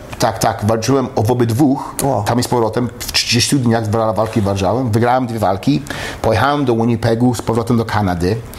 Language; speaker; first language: Polish; early bilingual, heritage; Polish